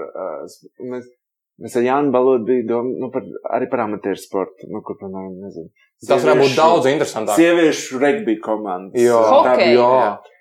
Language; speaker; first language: Latvian; native; Latvian